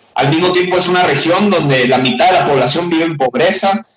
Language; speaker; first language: Spanish; native; Spanish